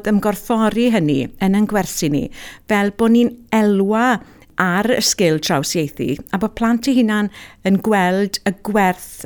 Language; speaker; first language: Welsh; native; Welsh